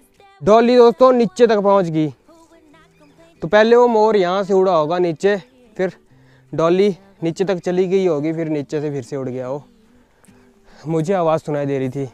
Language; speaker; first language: Hindi; native; Hindi